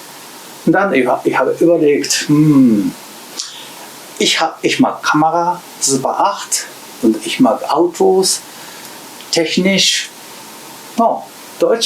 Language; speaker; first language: German; non-native, learner; Japanese